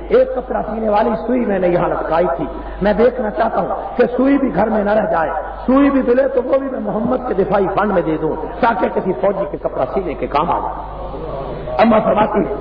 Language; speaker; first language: Urdu; non-native, local second language; Punjabi